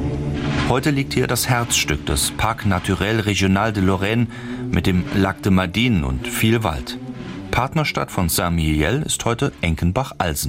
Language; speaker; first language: German; native; German